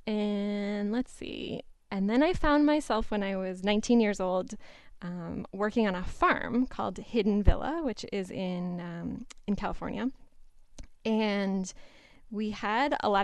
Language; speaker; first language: English; native; English